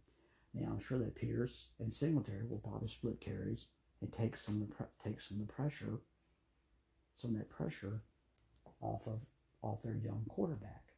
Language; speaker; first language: English; native; English